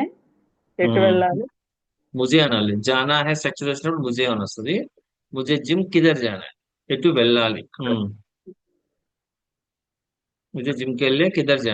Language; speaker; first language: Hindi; non-native, local second language; Telugu